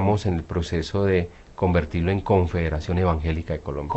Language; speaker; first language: Spanish; native; Spanish